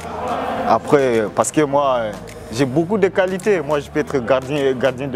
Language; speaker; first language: French; non-native, local second language; Rundi